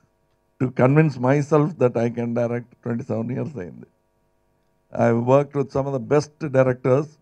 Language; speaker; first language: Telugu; non-native, fluent; Tamil